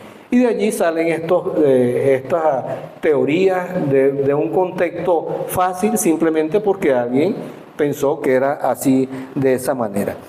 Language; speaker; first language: Spanish; native; Spanish